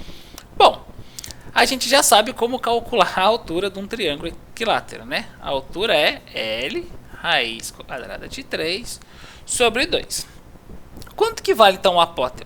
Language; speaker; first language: Portuguese; native; Portuguese